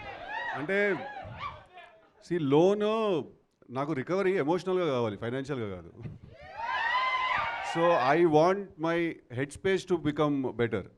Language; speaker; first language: Telugu; native; Telugu